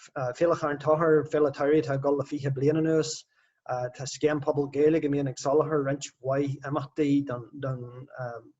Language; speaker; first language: Irish; non-native, local second language; English